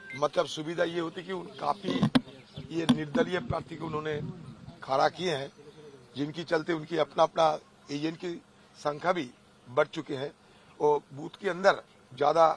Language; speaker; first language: Hindi; non-native, local second language; Bangla